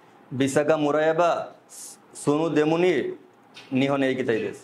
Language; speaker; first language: Japanese; non-native, learner; Bangla